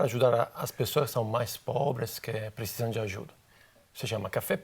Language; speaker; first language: Portuguese; non-native, fluent; Italian